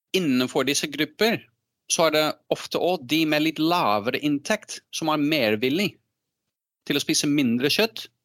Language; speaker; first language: Norwegian; non-native, fluent; Dutch